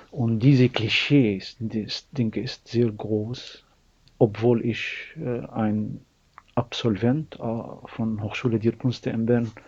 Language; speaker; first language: German; non-native, learner; Arabic